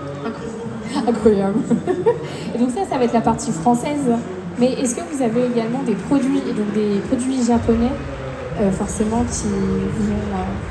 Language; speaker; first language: French; native; French